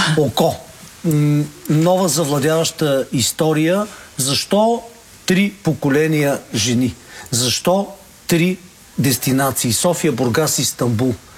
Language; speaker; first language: Bulgarian; native; Bulgarian